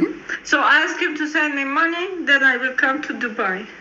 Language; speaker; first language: English; non-native, fluent; Persian